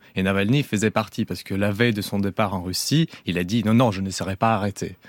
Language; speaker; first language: French; non-native, fluent; Russian